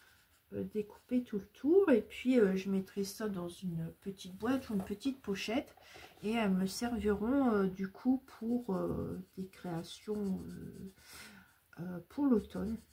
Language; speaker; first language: French; native; French